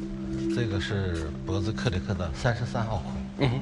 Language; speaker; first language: Chinese; native; Chinese